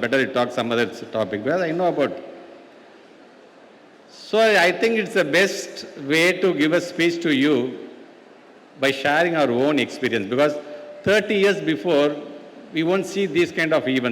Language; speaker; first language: English; non-native, local second language; Tamil